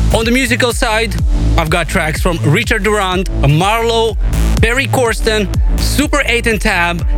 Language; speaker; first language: English; non-native, fluent; Romanian